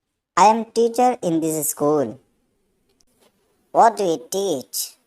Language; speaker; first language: English; non-native, learner; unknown